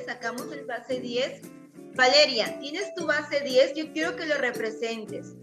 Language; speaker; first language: Spanish; native; Spanish